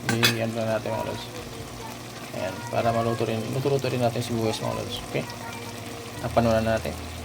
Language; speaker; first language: Filipino; non-native, local second language; Cebuano